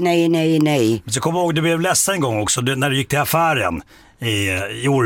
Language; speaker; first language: Swedish; native; Swedish